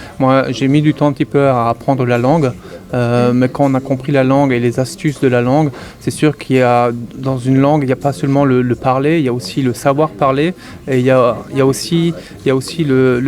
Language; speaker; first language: French; native; French